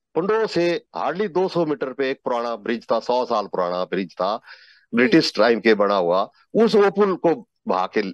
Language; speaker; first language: Hindi; native; Hindi